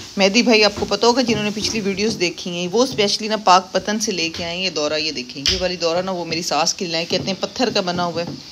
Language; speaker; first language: Urdu; native; Urdu